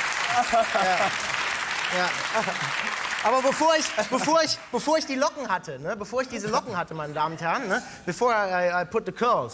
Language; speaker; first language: German; native; German